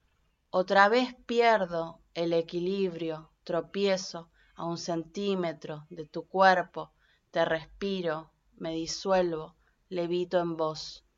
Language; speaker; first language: Spanish; native; Spanish